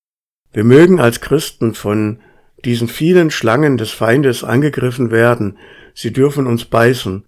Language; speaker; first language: German; native; German